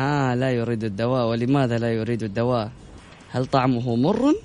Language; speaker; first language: Arabic; native; Arabic